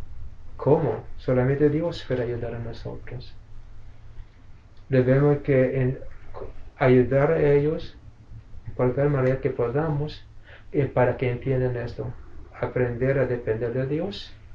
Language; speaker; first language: Spanish; non-native, fluent; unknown